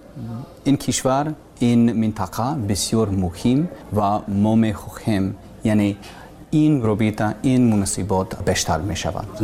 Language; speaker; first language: Persian; non-native, learner; English